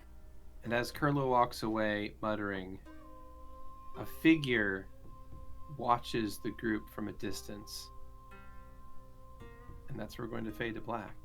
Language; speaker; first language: English; native; English